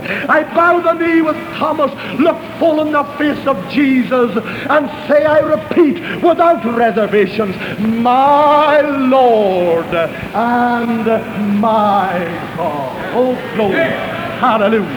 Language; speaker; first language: English; native; English